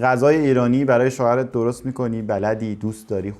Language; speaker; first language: Persian; native; Persian